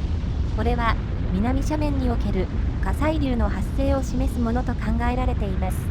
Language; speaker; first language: Japanese; native; Japanese